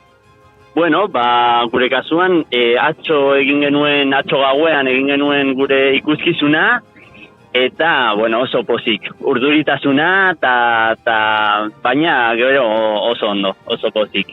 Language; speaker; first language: Basque; non-native, local second language; Spanish